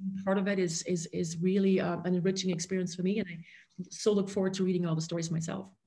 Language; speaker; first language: English; non-native, fluent; German